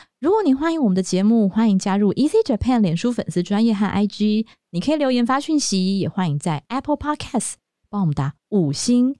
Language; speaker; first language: Chinese; native; Chinese